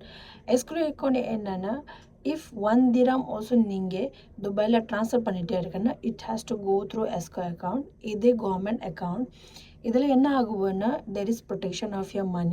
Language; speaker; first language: Tamil; non-native, learner; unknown